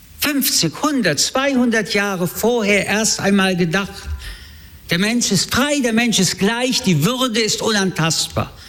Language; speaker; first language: German; early bilingual, other home language; French